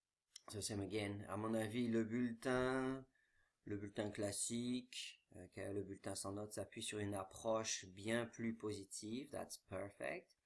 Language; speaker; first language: French; non-native, fluent; English